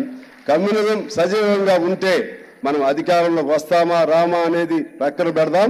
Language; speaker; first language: Telugu; native; Telugu